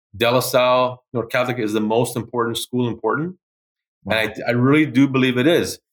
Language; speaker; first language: English; native; English